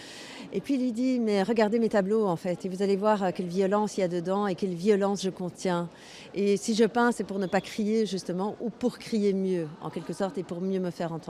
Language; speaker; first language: French; native; French